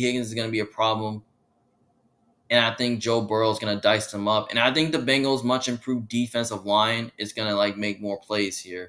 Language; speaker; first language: English; native; English